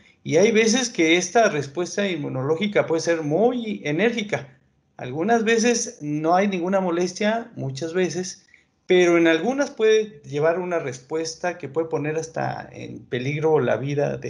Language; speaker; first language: Spanish; native; Spanish